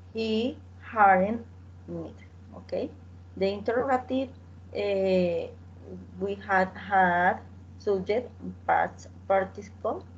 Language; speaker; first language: English; non-native, learner; Spanish